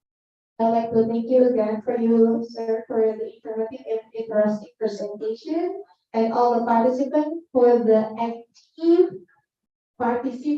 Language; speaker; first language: English; non-native, learner; Indonesian